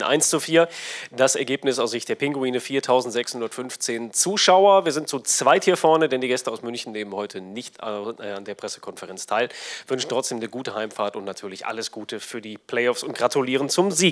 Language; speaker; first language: German; native; German